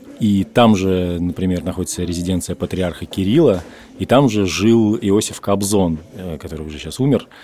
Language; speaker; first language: Russian; native; Russian